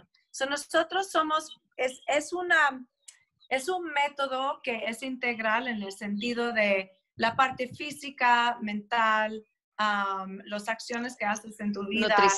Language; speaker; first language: Spanish; non-native, fluent; English